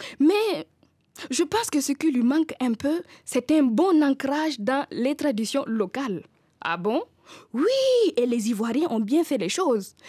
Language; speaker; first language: French; non-native, local second language; Mossi